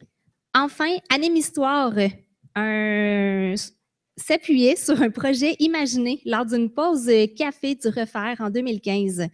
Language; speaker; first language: French; native; French